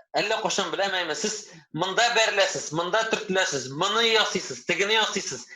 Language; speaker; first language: Tatar; native; Tatar